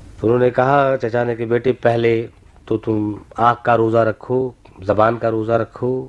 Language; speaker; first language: Urdu; native; Urdu